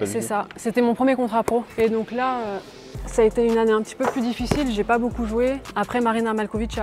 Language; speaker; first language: French; native; French